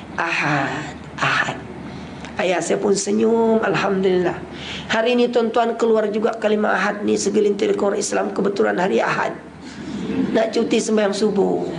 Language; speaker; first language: Malay; non-native, local second language; Central Dusun